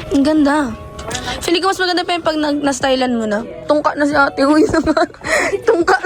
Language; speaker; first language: Filipino; native; Filipino